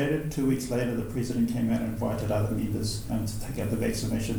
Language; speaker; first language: English; native; English